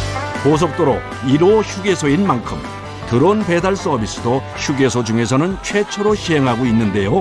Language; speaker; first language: Korean; native; Korean